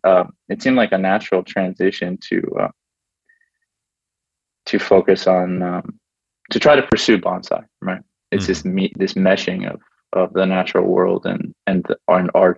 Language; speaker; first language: English; native; English